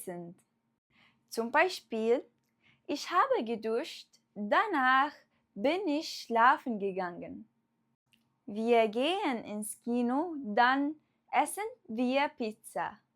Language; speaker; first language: German; non-native, fluent; Arabic